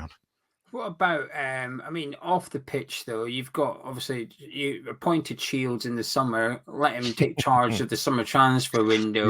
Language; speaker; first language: English; native; English